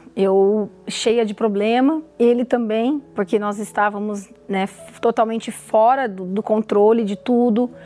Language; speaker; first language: Portuguese; native; Portuguese